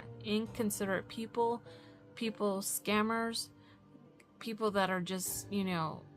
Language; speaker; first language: English; native; English